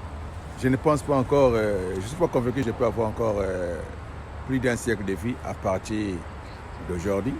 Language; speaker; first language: French; non-native, local second language; Lingala